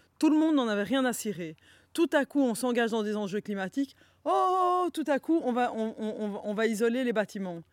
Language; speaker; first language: French; native; French